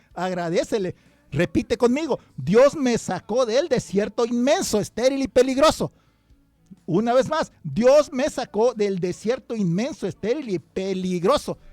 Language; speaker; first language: Spanish; native; Spanish